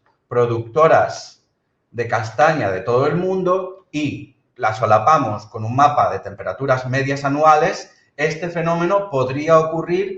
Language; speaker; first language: Spanish; native; Spanish